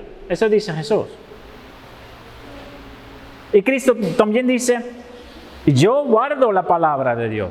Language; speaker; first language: Spanish; non-native, fluent; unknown